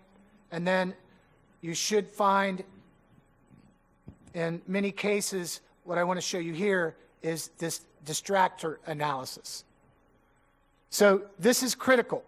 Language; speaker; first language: English; native; English